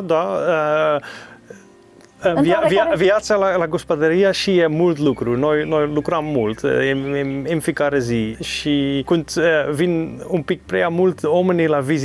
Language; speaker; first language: Romanian; non-native, learner; Dutch